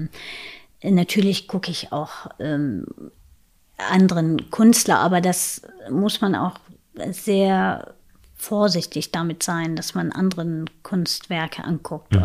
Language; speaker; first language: German; non-native, fluent; Arabic